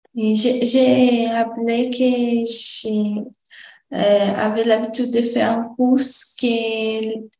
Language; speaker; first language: French; non-native, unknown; Portuguese